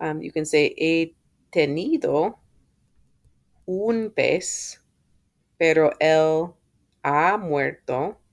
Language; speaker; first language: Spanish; non-native, fluent; English